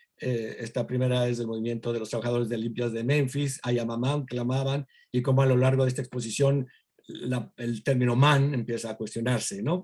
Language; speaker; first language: Spanish; native; Spanish